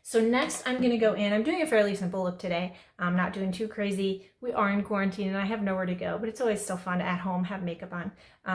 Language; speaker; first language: English; native; English